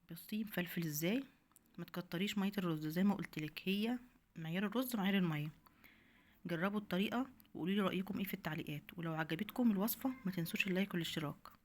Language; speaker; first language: Arabic; native; Arabic